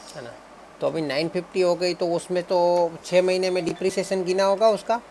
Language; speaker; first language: Hindi; non-native, local second language; Gujarati